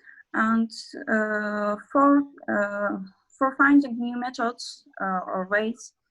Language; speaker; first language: English; non-native, learner; Azerbaijani